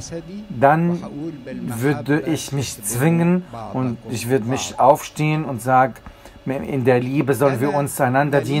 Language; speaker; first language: German; non-native, fluent; Arabic